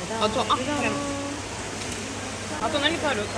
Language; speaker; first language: Japanese; non-native, learner; Turkish